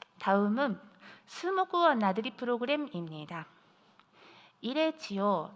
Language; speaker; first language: Korean; non-native, fluent; Japanese